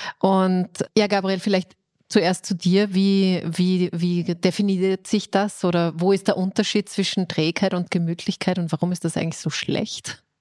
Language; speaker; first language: German; native; German